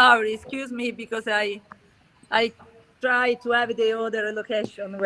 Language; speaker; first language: English; non-native, learner; Italian